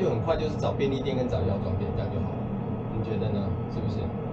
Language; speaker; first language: Chinese; native; Chinese